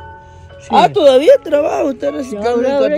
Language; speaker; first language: Spanish; native; Spanish